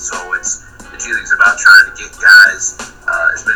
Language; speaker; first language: English; native; English